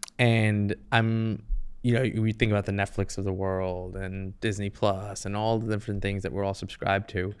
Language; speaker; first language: English; native; English